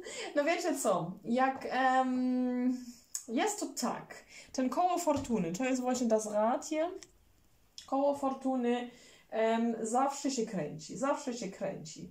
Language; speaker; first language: Polish; early bilingual, heritage; German